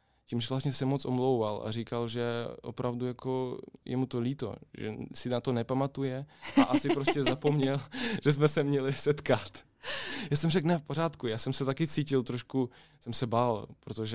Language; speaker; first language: Czech; non-native, fluent; Ukrainian